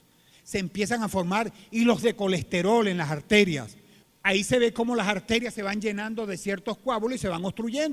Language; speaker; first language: Spanish; native; Spanish